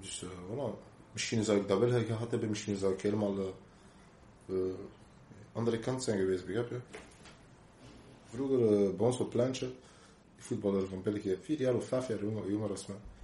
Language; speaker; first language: Dutch; non-native, local second language; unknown